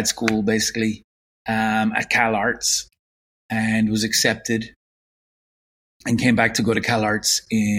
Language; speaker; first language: English; native; English